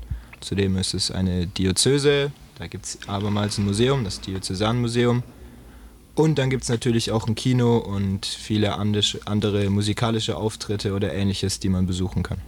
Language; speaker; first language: German; native; German